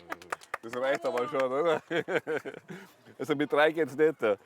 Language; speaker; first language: German; native; German